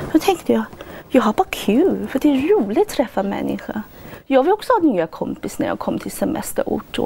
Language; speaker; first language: Swedish; non-native, fluent; Chinese